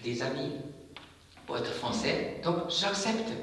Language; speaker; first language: French; non-native, fluent; Chinese